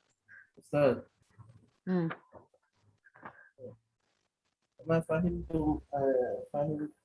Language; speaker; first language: Arabic; non-native, learner; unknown